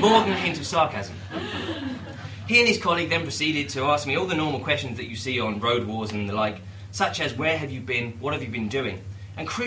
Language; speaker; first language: English; native; English